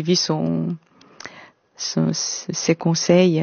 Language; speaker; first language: French; non-native, fluent; Korean